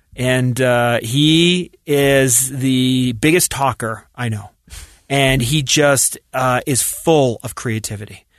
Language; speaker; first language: English; native; English